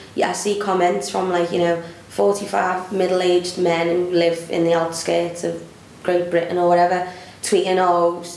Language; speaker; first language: English; native; English